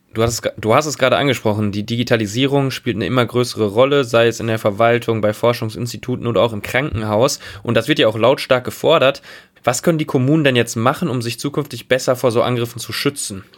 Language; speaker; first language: German; native; German